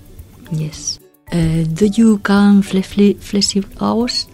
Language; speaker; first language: English; non-native, learner; Spanish